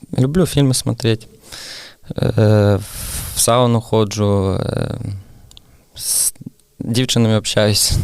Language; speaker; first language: Ukrainian; non-native, local second language; Russian